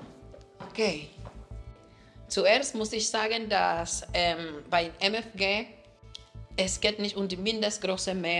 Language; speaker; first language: German; non-native, fluent; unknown